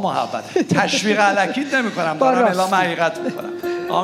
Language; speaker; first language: Persian; native; Persian